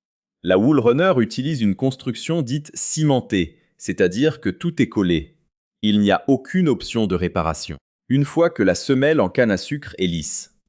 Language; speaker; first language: French; native; French